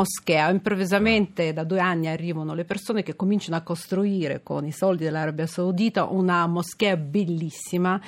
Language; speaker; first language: Italian; non-native, fluent; Georgian